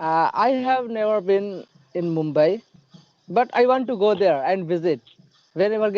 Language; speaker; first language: English; non-native, learner; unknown